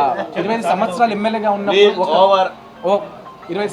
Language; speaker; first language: Telugu; native; Telugu